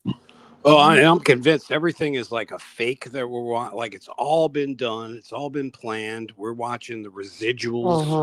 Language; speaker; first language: English; native; English